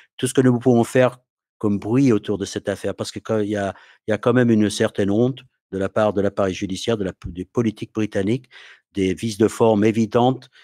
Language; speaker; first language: French; non-native, fluent; English